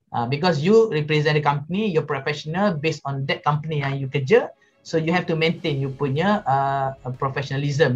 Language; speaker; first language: English; non-native, local second language; Malay